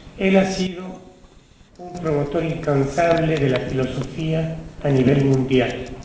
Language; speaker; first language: Spanish; native; Spanish